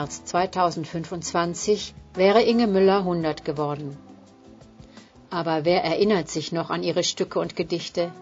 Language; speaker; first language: German; native; German